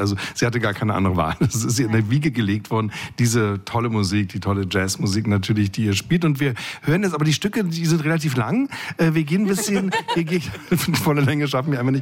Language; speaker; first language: German; native; German